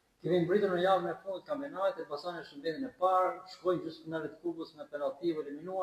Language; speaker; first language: Albanian; native; Albanian